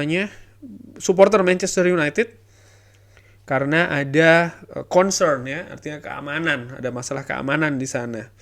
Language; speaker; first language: Indonesian; native; Indonesian